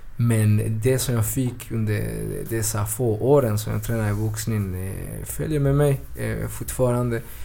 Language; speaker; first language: Swedish; early bilingual, other home language; Spanish